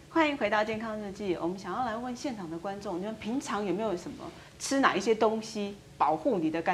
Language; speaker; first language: Chinese; native; Chinese